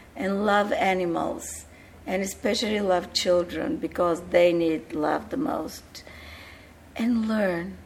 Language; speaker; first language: English; early bilingual, other home language; Bulgarian